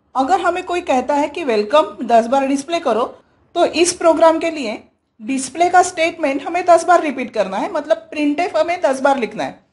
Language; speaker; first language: Hindi; native; Hindi